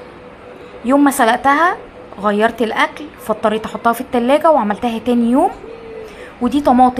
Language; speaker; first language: Arabic; native; Arabic